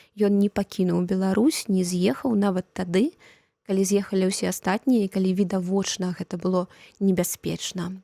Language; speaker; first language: Belarusian; native; Belarusian